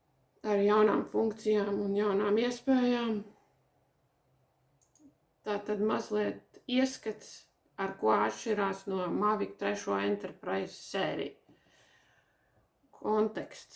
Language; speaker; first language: Latvian; native; Latvian